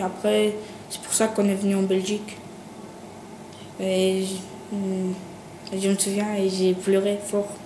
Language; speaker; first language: French; early bilingual, other home language; Chechen